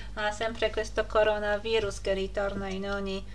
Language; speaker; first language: Italian; non-native, fluent; Polish